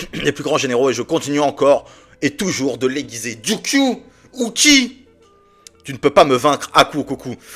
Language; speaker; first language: French; native; French